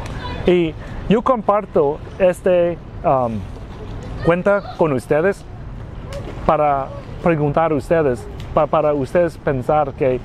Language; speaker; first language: Spanish; non-native, learner; Vietnamese